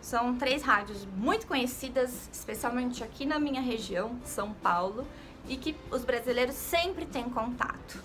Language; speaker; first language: Portuguese; native; Portuguese